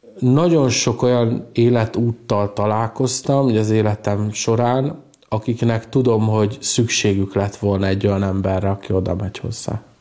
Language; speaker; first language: Hungarian; native; Hungarian